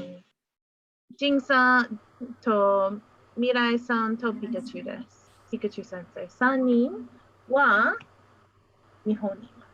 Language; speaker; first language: Japanese; non-native, fluent; English